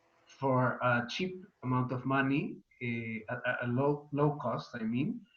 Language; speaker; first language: English; non-native, fluent; Spanish